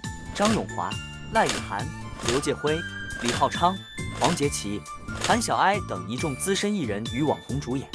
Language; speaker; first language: Chinese; native; Chinese